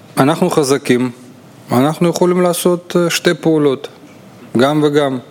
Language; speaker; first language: Hebrew; non-native, fluent; Russian